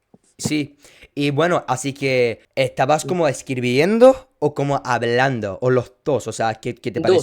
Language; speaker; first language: Spanish; non-native, fluent; English